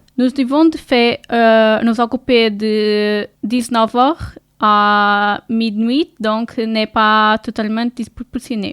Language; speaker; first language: French; non-native, learner; Portuguese